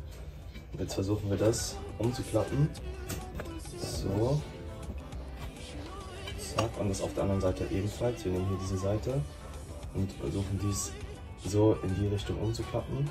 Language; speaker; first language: German; native; German